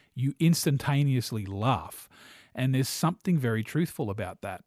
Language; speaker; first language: English; native; English